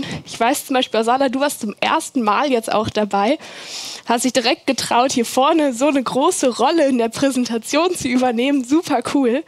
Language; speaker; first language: German; native; German